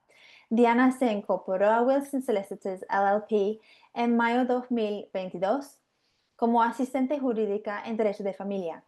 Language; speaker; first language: Spanish; non-native, fluent; English